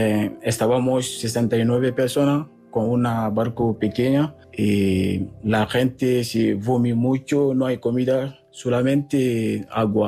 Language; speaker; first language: Spanish; non-native, fluent; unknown